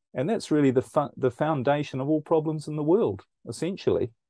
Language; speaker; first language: English; native; English